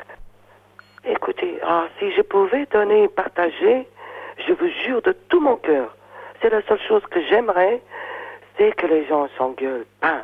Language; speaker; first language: French; non-native, fluent; Portuguese